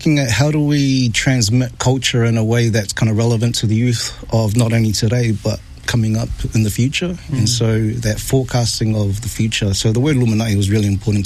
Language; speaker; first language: English; native; English